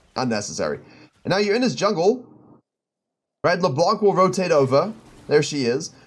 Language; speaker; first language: English; native; English